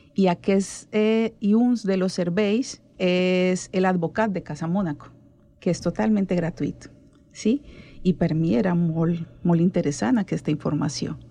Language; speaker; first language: Catalan; non-native, learner; Spanish